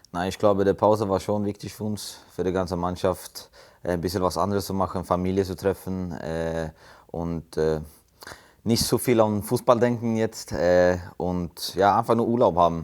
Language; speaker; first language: German; non-native, fluent; Swedish